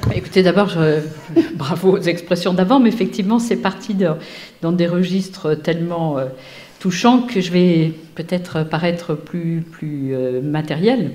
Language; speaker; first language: French; native; French